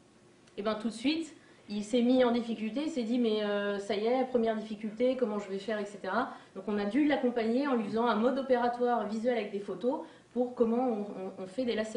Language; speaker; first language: French; native; French